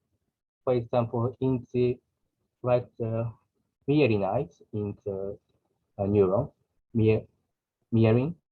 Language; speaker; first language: English; non-native, learner; Japanese